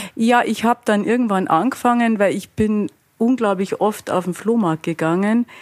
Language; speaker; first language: German; native; German